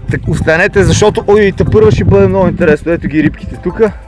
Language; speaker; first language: Bulgarian; native; Bulgarian